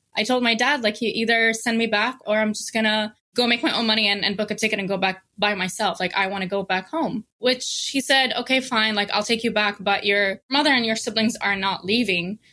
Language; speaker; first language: English; non-native, fluent; Arabic